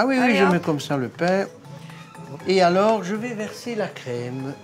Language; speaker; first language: French; native; French